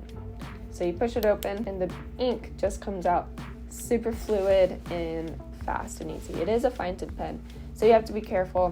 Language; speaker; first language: English; native; English